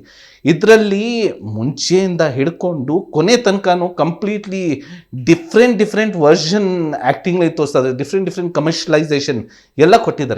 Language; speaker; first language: Kannada; non-native, local second language; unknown